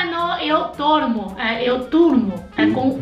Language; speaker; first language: Portuguese; non-native, fluent; Chinese